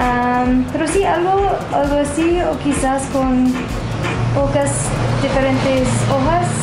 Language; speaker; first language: Spanish; non-native, learner; English